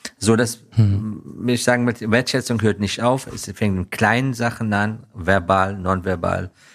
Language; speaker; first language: German; non-native, fluent; Persian